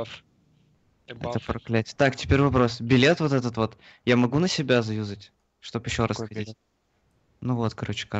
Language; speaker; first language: Russian; native; Russian